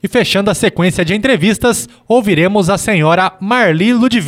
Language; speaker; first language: Portuguese; native; Portuguese